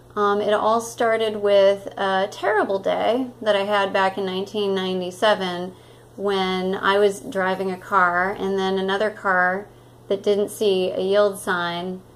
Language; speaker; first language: English; native; English